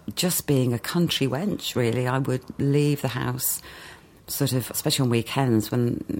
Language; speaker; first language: English; native; English